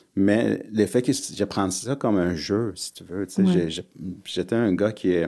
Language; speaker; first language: French; early bilingual, other home language; Persian